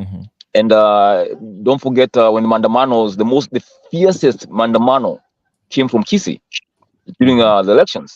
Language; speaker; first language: English; non-native, local second language; Swahili